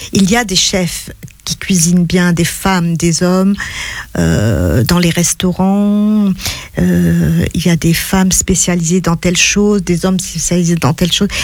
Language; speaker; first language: French; non-native, local second language; Arabic